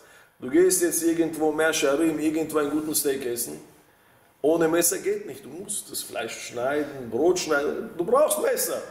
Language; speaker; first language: German; non-native, fluent; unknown